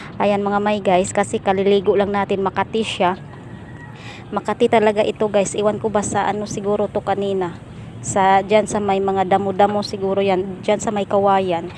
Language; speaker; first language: Filipino; non-native, local second language; Cebuano